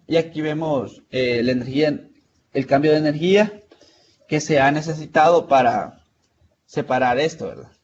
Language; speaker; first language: Spanish; native; Spanish